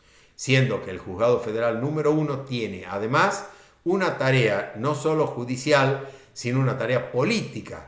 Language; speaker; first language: Spanish; native; Spanish